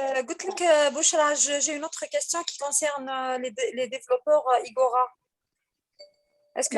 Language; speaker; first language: French; non-native, local second language; Arabic